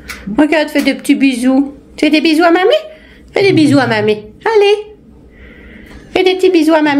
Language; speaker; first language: French; native; French